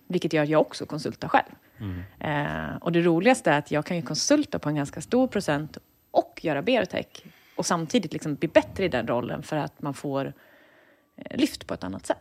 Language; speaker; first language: Swedish; native; Swedish